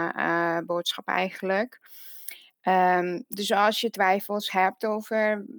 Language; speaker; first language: Dutch; non-native, fluent; Hungarian